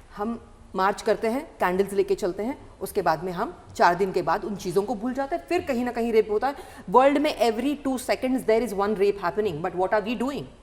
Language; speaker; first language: Hindi; non-native, local second language; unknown